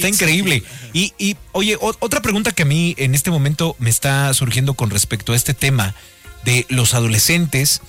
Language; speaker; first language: Spanish; native; Spanish